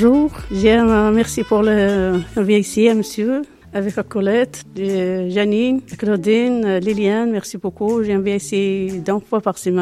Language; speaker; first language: French; non-native, learner; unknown